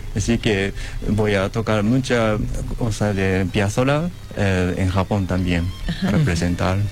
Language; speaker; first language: Spanish; non-native, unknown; Japanese